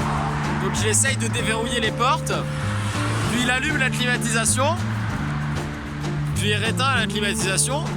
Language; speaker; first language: French; native; French